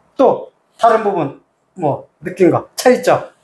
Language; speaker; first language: Korean; native; Korean